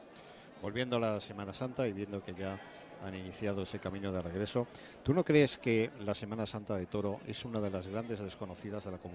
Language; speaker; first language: Spanish; native; Spanish